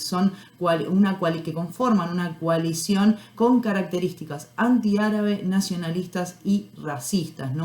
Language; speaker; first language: Spanish; native; Spanish